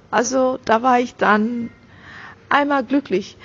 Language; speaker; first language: German; non-native, fluent; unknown